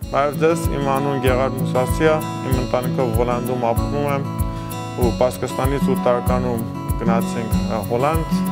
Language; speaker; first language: Armenian; early bilingual, heritage; Armenian